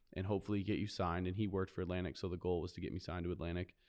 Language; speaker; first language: English; native; English